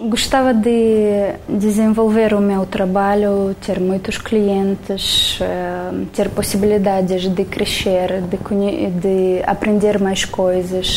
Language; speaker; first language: Portuguese; non-native, learner; Romanian